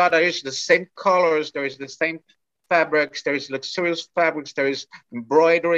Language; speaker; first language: English; non-native, fluent; Portuguese